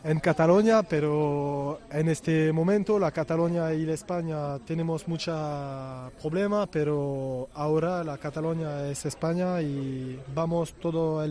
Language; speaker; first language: Spanish; non-native, learner; French